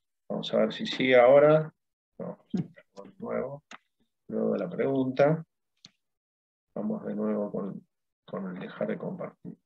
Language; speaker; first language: Spanish; native; Spanish